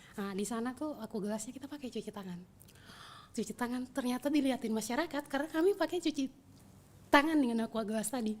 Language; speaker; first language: Indonesian; native; Indonesian